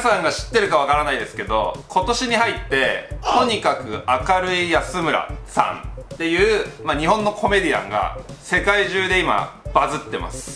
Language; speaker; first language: Japanese; native; Japanese